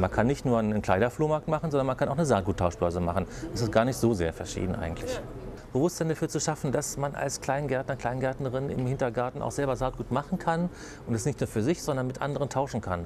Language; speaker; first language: German; native; German